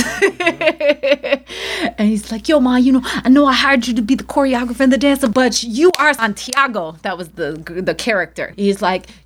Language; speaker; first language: English; native; English